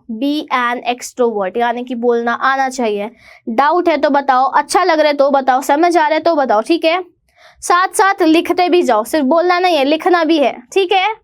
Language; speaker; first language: Hindi; native; Hindi